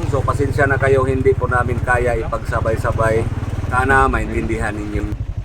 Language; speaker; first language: Filipino; non-native, local second language; Bikol